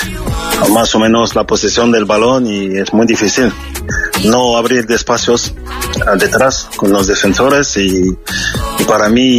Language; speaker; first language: Spanish; non-native, fluent; French